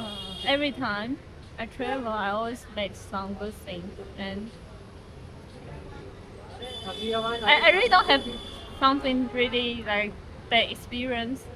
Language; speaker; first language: English; non-native, learner; Chinese